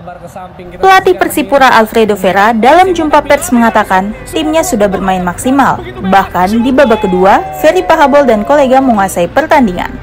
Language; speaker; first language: Indonesian; native; Indonesian